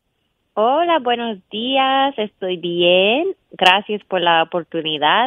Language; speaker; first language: Spanish; non-native, fluent; English